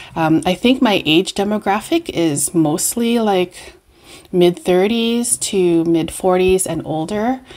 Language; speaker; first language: English; native; English